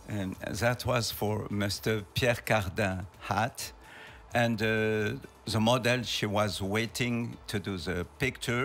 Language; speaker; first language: English; non-native, learner; French